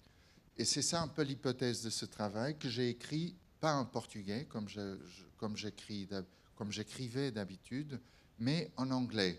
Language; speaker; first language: French; non-native, fluent; Portuguese